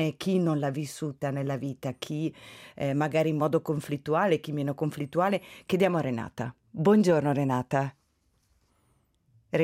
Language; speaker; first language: Italian; native; Italian